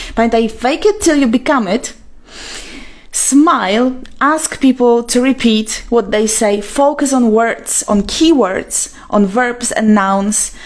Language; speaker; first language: English; non-native, fluent; Polish